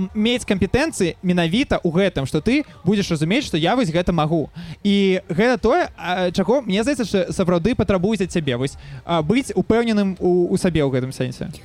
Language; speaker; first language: Belarusian; non-native, local second language; Russian